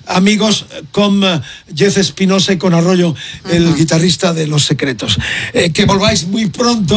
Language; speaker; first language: Spanish; native; Spanish